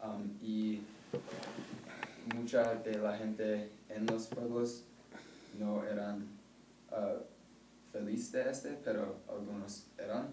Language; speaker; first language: Spanish; non-native, learner; English